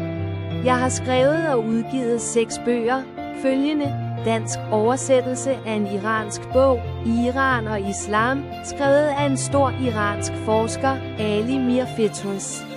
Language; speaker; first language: Danish; non-native, fluent; Persian